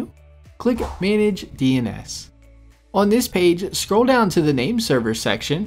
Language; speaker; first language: English; native; English